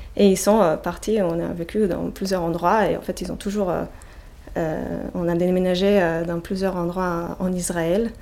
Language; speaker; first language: French; non-native, fluent; Hebrew